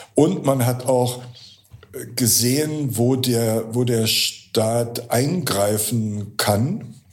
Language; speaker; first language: German; native; German